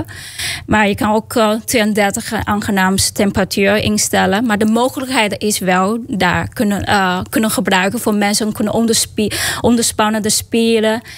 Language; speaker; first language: Dutch; non-native, learner; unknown